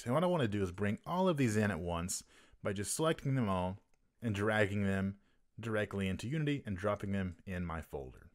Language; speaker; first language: English; native; English